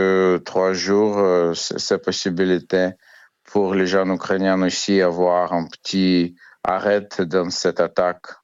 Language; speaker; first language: French; non-native, learner; Ukrainian